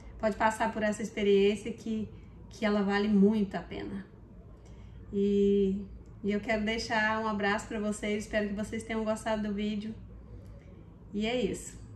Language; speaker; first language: Portuguese; native; Portuguese